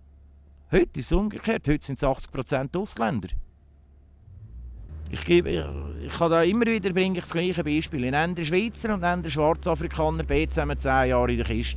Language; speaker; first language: German; native; German